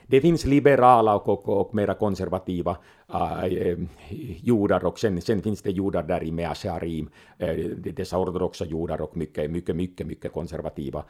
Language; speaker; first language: Swedish; non-native, local second language; Finnish